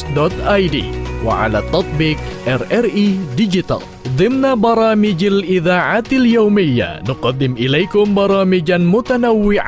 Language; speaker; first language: Arabic; non-native, fluent; Indonesian